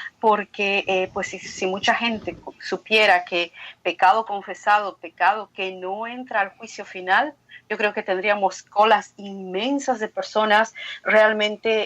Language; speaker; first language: Spanish; native; Spanish